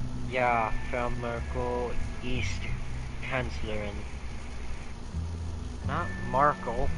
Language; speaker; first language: German; non-native, learner; English